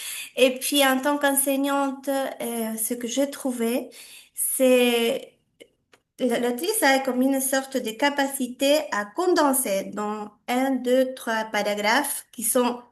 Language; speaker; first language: French; non-native, fluent; Spanish